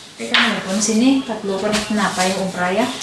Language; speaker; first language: Filipino; non-native, local second language; Hiligaynon